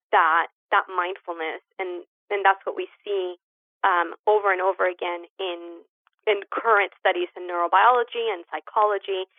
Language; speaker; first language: English; early bilingual, other home language; Spanish